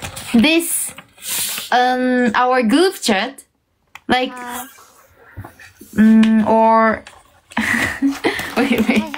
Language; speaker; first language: English; non-native, fluent; Japanese